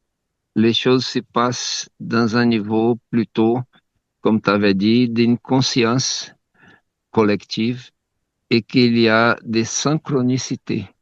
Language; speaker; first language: French; non-native, fluent; Portuguese